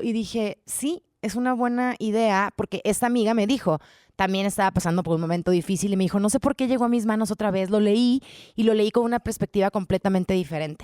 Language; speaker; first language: Spanish; native; Spanish